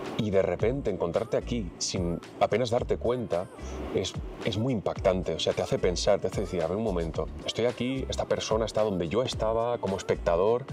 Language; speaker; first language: Spanish; native; Spanish